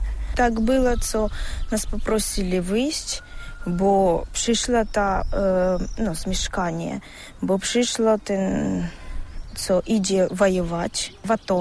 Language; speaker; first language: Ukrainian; non-native, local second language; Russian